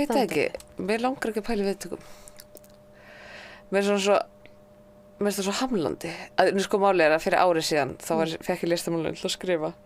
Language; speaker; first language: Icelandic; native; Icelandic